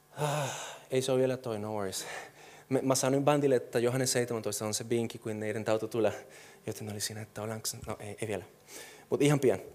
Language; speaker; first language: Finnish; non-native, fluent; Spanish